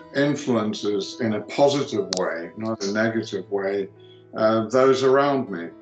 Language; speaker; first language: English; early bilingual, other home language; Greek